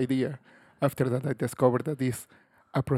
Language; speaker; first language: English; non-native, learner; Spanish